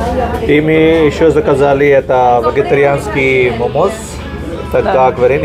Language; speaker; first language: Russian; non-native, learner; Hindi